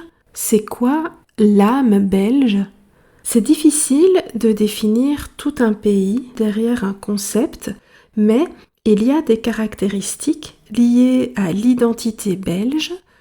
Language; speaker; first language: French; native; French